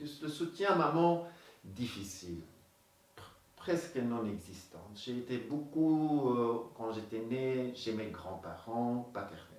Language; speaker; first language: French; non-native, local second language; Dutch